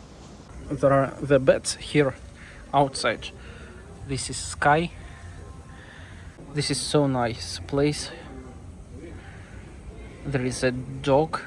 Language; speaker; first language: English; non-native, learner; Russian